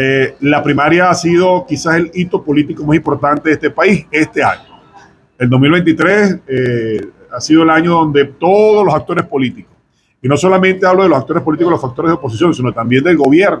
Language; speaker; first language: Spanish; native; Spanish